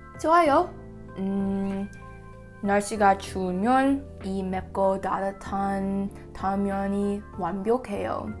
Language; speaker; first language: Korean; non-native, learner; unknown